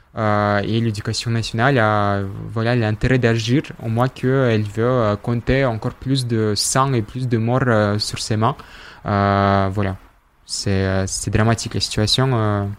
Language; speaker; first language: French; non-native, fluent; Russian